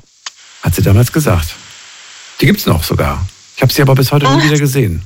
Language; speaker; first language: German; native; German